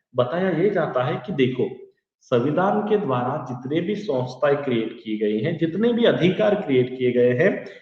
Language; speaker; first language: Hindi; non-native, local second language; Marathi